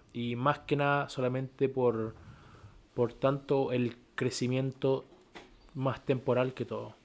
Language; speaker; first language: Spanish; native; Spanish